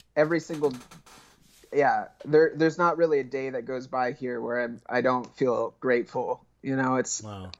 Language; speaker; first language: English; native; English